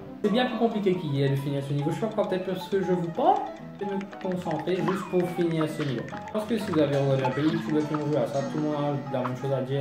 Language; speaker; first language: French; non-native, local second language; Morisyen